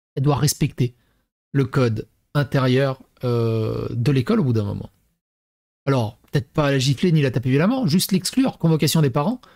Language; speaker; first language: French; native; French